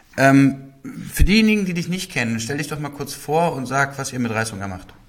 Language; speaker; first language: German; native; German